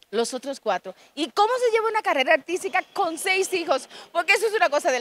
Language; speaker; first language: Spanish; native; Spanish